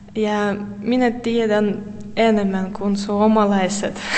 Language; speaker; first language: Finnish; non-native, learner; Russian